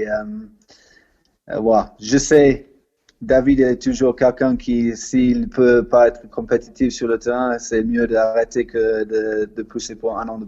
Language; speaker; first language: French; non-native, fluent; English